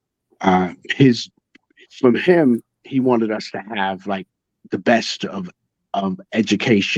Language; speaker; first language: English; native; English